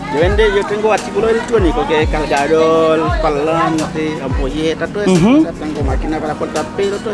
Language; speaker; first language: Spanish; non-native, fluent; Haitian Creole